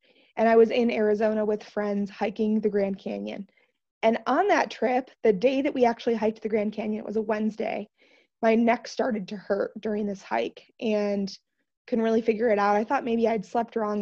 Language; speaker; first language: English; native; English